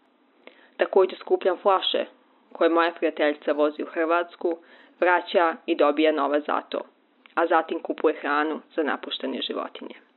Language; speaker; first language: Bosnian; native; Bosnian